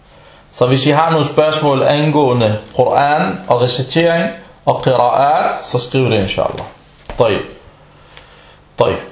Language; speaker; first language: Danish; non-native, fluent; Arabic